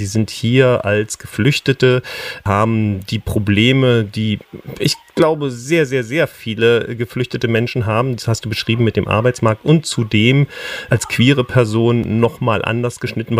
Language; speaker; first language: German; native; German